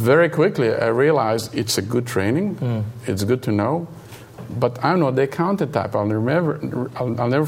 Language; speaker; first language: English; non-native, fluent; Hebrew